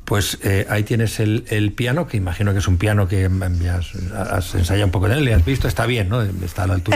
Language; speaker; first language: Spanish; native; Spanish